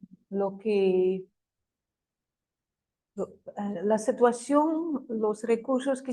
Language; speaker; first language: Spanish; non-native, fluent; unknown